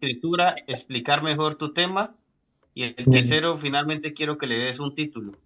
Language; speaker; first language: Spanish; native; Spanish